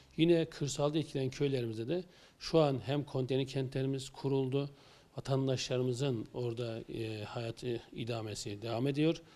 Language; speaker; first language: Turkish; native; Turkish